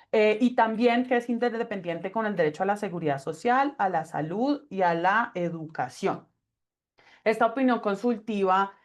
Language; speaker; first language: Spanish; native; Spanish